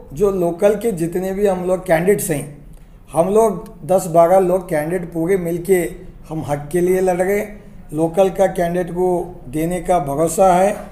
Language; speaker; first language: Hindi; non-native, local second language; Kannada